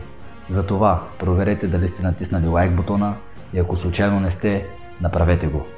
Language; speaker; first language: Bulgarian; native; Bulgarian